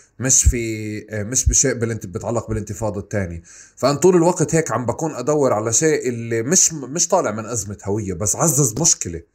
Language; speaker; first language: Arabic; native; Arabic